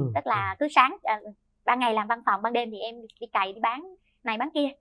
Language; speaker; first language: Vietnamese; native; Vietnamese